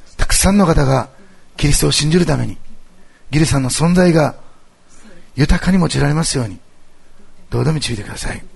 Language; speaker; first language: Japanese; native; Japanese